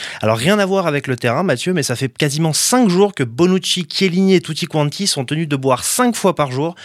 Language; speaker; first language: French; native; French